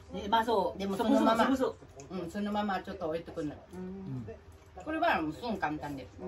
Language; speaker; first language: Japanese; non-native, learner; Filipino